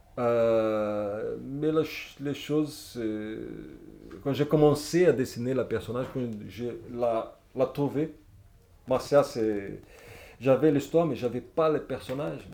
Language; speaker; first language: French; non-native, fluent; Portuguese